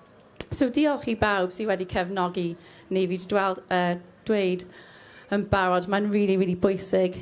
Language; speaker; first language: Welsh; non-native, learner; English